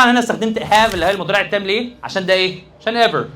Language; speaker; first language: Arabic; native; Arabic